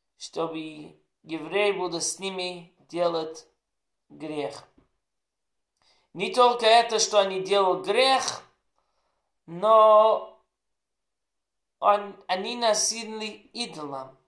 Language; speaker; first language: Russian; non-native, learner; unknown